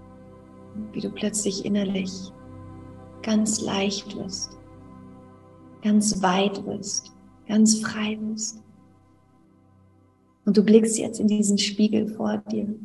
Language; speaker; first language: German; native; German